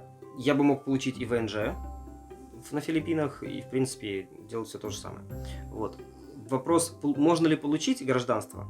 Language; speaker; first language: Russian; native; Russian